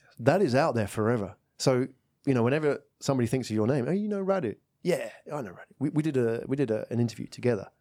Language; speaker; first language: English; native; English